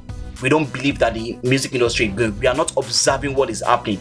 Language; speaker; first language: English; non-native, local second language; Yoruba